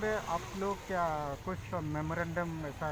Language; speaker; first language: Hindi; non-native, local second language; Kok Borok